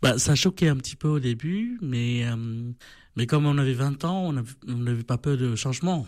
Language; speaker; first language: French; non-native, fluent; Vietnamese